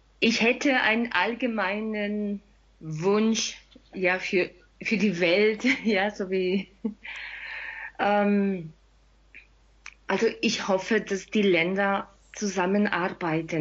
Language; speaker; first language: German; non-native, fluent; Spanish